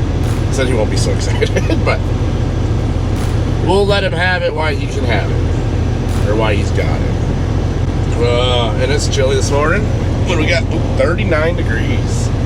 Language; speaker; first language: English; native; English